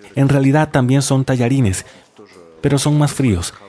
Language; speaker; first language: Spanish; non-native, fluent; Russian